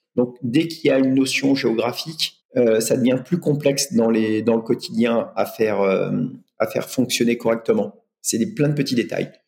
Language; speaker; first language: French; native; French